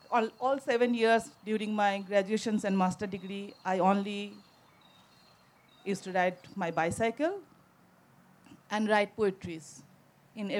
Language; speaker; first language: English; non-native, local second language; Bangla